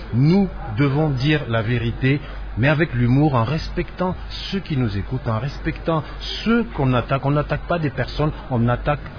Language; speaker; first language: French; non-native, local second language; Hausa